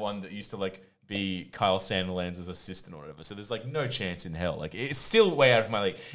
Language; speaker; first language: English; non-native, local second language; Croatian